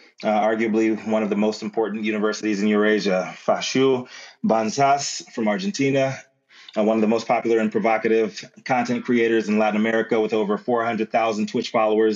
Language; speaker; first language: English; native; English